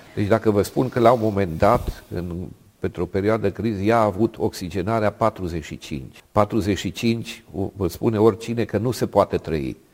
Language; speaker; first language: Romanian; native; Romanian